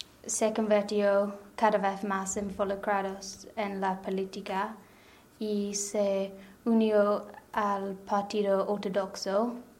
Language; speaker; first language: Spanish; non-native, learner; English